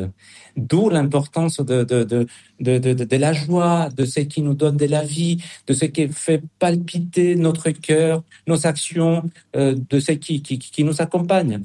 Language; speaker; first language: French; non-native, fluent; Spanish